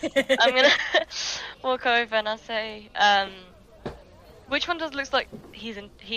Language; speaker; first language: English; native; English